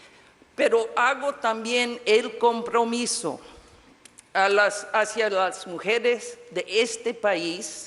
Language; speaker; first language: Spanish; non-native, fluent; English